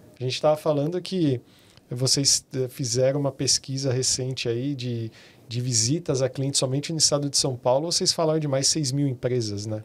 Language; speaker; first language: Portuguese; native; Portuguese